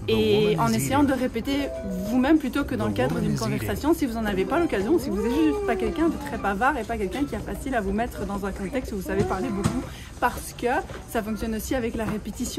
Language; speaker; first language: French; native; French